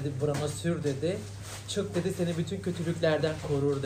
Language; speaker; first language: Turkish; native; Turkish